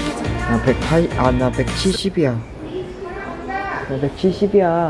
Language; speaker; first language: Korean; non-native, learner; Vietnamese